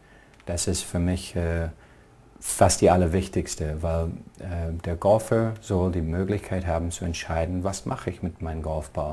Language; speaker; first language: German; non-native, fluent; English